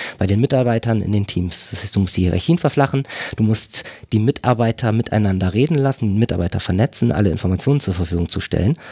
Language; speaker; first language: German; native; German